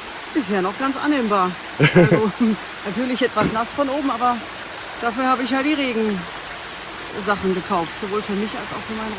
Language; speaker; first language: German; native; German